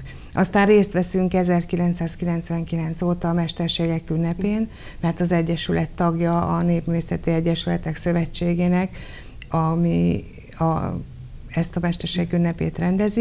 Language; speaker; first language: Hungarian; native; Hungarian